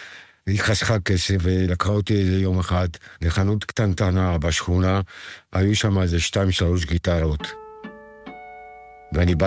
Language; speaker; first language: Hebrew; non-native, fluent; Spanish